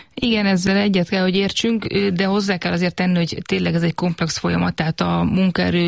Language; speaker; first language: Hungarian; native; Hungarian